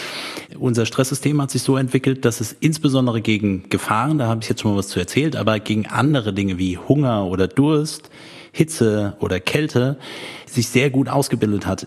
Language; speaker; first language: German; native; German